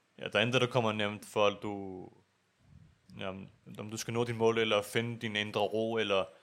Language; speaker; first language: Danish; early bilingual, other home language; Urdu